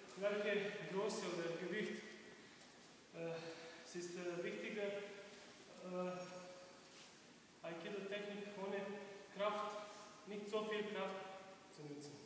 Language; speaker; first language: German; non-native, learner; Serbian